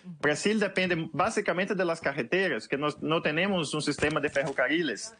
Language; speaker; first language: Portuguese; native; Portuguese